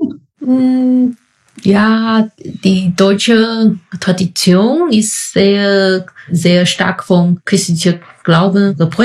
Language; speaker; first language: German; non-native, fluent; Chinese